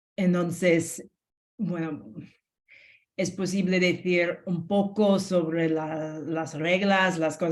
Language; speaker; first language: Spanish; non-native, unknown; English